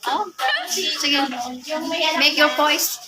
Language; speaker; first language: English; non-native, learner; Cebuano